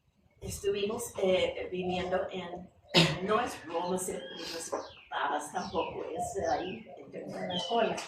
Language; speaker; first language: Spanish; non-native, fluent; English